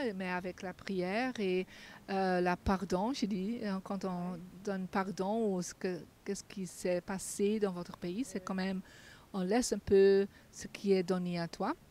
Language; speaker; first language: French; non-native, fluent; Dutch